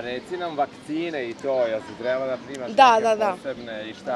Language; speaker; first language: Serbian; native; Serbian